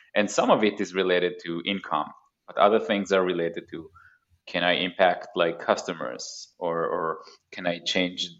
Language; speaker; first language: English; non-native, fluent; Hebrew